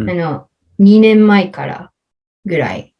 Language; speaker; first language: Japanese; non-native, learner; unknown